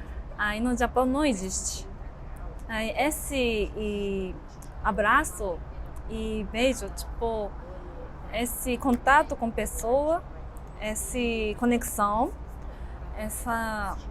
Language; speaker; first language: Portuguese; non-native, learner; Japanese